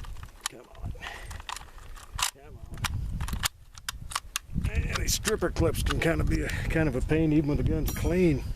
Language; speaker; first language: English; native; English